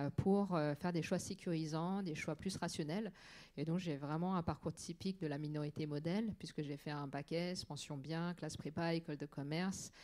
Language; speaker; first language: French; native; French